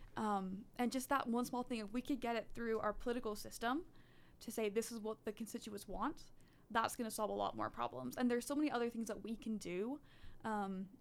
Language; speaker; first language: English; early bilingual, other home language; Dutch